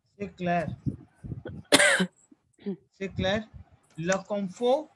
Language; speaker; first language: French; non-native, fluent; Hindi